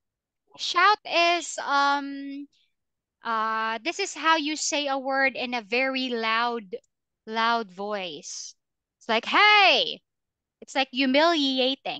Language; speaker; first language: English; non-native, fluent; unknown